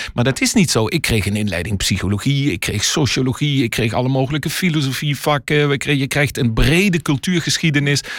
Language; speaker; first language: Dutch; native; Dutch